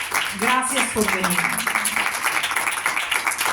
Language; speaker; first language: Spanish; non-native, learner; Italian